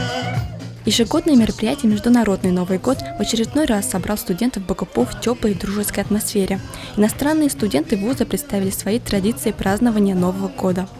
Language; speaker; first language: Russian; native; Russian